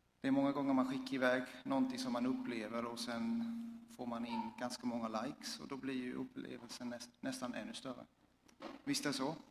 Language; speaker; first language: Swedish; non-native, fluent; Swiss German